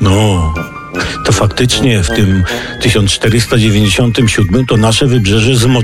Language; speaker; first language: Polish; native; Polish